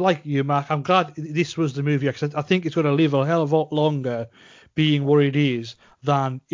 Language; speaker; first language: English; native; English